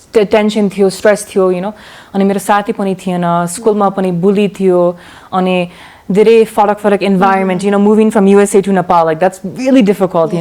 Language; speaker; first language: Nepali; early bilingual, heritage; English